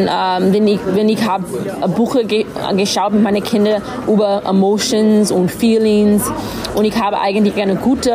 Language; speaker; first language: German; non-native, learner; English